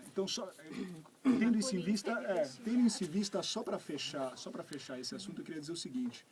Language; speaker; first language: Portuguese; native; Portuguese